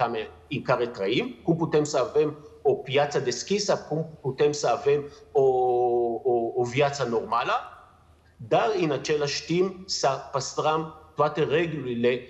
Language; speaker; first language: Romanian; non-native, learner; Hebrew